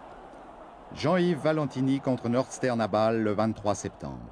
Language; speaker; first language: French; native; French